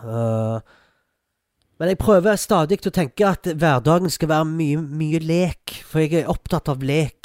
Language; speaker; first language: Norwegian; early bilingual, other home language; Arabic